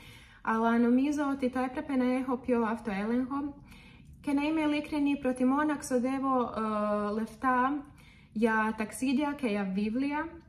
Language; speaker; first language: Greek; non-native, learner; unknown